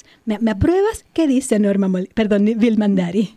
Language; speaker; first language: Spanish; native; Spanish